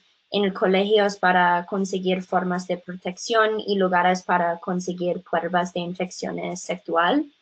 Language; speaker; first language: Spanish; non-native, learner; English